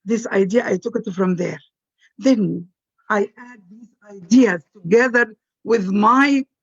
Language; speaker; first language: English; non-native, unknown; Arabic